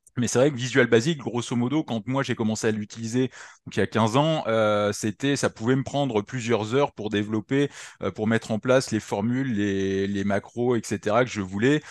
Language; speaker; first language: French; native; French